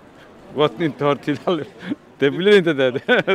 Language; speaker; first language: Swedish; non-native, fluent; Turkish